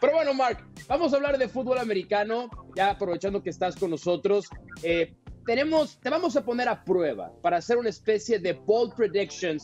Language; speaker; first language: Spanish; native; Spanish